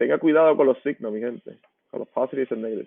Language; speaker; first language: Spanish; native; Spanish